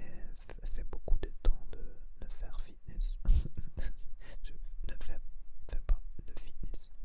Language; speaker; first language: French; non-native, learner; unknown